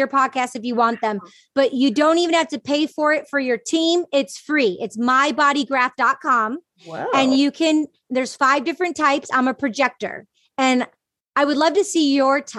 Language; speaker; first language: English; native; English